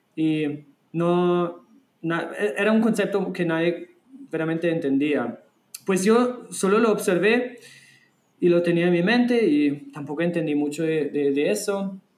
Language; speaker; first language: Spanish; non-native, fluent; German